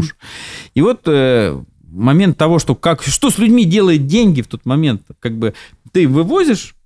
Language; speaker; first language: Russian; native; Russian